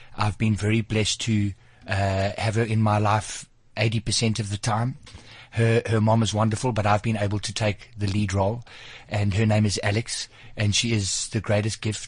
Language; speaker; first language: English; native; English